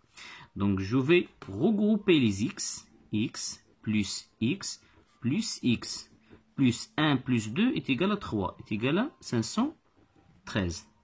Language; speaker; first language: French; non-native, local second language; Arabic